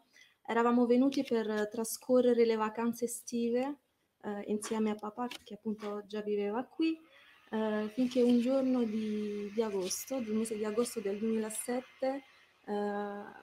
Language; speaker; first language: Italian; early bilingual, other home language; Arabic